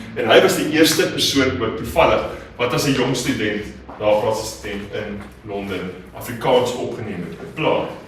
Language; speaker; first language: Afrikaans; native; Afrikaans